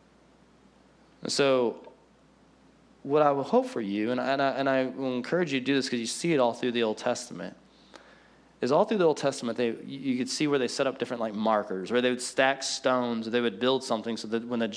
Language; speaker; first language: English; native; English